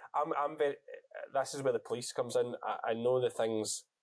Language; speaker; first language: English; native; English